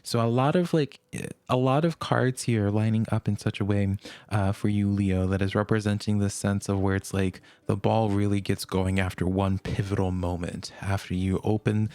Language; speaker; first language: English; native; English